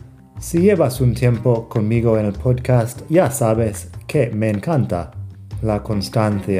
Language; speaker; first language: Spanish; non-native, fluent; English